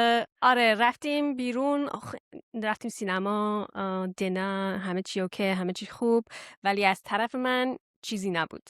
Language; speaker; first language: Persian; early bilingual, heritage; Persian